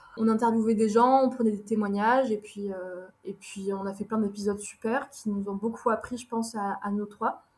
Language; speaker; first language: French; early bilingual, other home language; Arabic